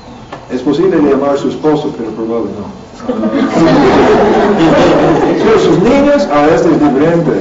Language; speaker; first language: Spanish; non-native, learner; English